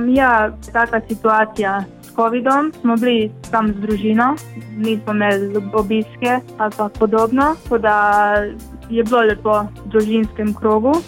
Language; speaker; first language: Slovenian; early bilingual, other home language; Bosnian